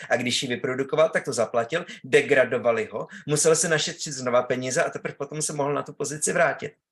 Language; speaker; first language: Czech; native; Czech